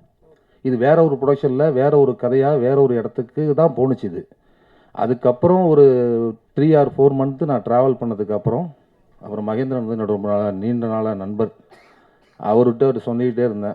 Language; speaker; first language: Tamil; native; Tamil